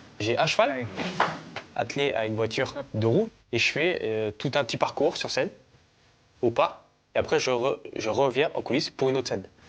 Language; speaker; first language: French; native; French